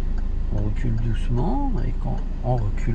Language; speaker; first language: French; native; French